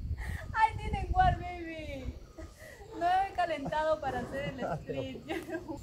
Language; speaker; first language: Spanish; native; Spanish